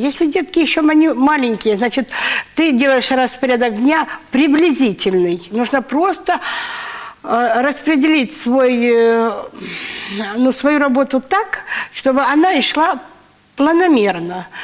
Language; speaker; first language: Russian; native; Russian